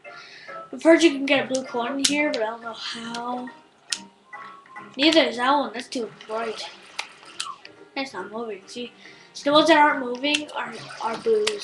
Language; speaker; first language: English; native; English